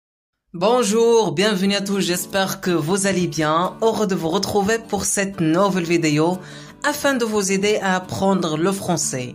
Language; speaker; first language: French; non-native, local second language; Arabic